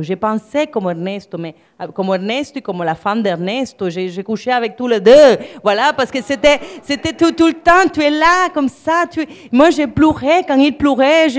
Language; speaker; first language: French; non-native, fluent; Spanish